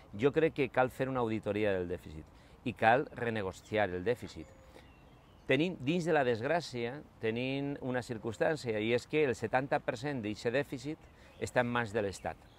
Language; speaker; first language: Catalan; non-native, local second language; Spanish